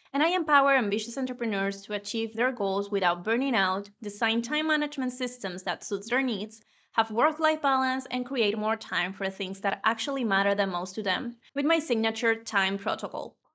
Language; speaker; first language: English; non-native, fluent; Spanish